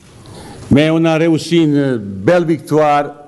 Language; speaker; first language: French; non-native, fluent; Bosnian